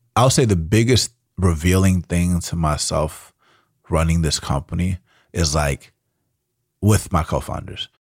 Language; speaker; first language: English; early bilingual, other home language; Spanish